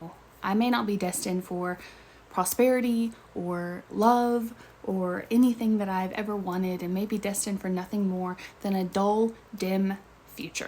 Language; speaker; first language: English; native; English